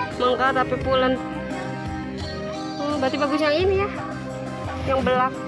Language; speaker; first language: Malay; non-native, local second language; Sundanese